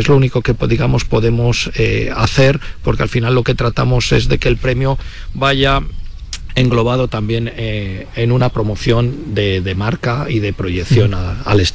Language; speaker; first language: Spanish; native; Spanish